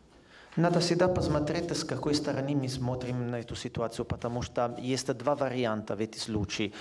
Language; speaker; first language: Russian; non-native, fluent; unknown